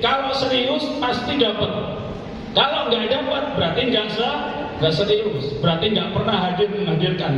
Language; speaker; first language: Indonesian; native; Indonesian